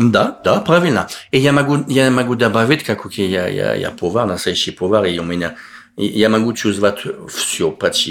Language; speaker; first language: Russian; non-native, learner; French